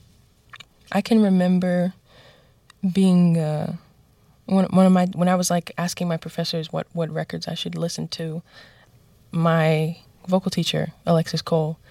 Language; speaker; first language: English; native; English